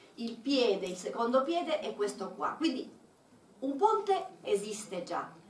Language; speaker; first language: Italian; non-native, fluent; Albanian